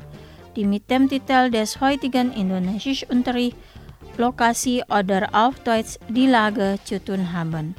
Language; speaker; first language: German; non-native, fluent; Indonesian